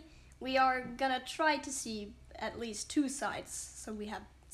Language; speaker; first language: English; non-native, fluent; Swedish